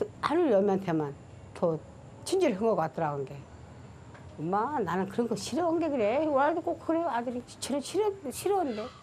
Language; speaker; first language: Korean; native; Korean